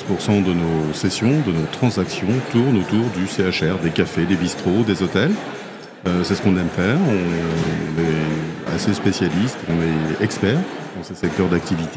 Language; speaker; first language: French; native; French